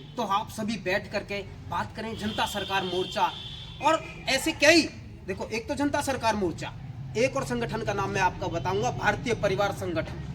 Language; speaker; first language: Hindi; native; Hindi